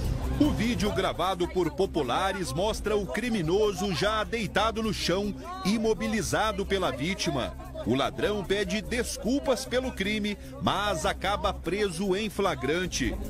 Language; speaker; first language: Portuguese; native; Portuguese